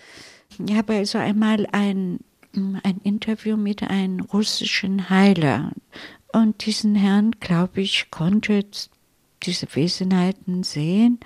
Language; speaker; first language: German; non-native, fluent; Italian